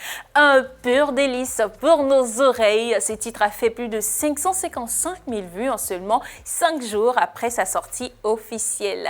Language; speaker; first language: French; native; French